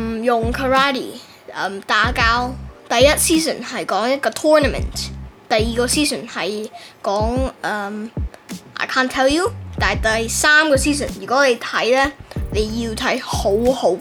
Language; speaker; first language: Cantonese; early bilingual, heritage; Cantonese